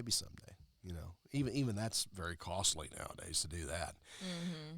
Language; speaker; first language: English; native; English